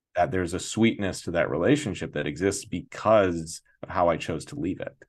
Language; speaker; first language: English; native; English